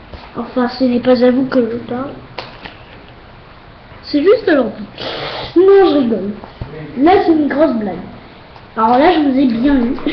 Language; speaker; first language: French; native; French